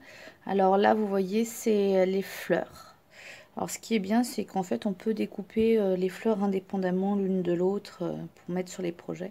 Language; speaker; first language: French; native; French